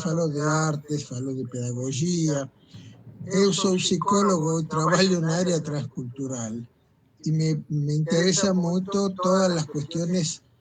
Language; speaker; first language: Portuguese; non-native, fluent; Spanish